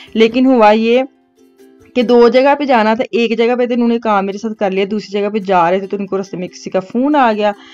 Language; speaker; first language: Urdu; non-native, local second language; Punjabi